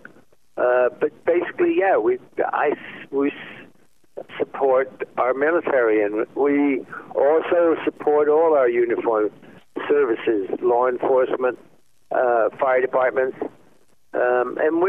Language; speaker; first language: English; native; English